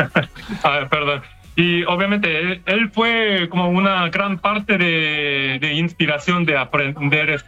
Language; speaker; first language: Spanish; non-native, learner; Korean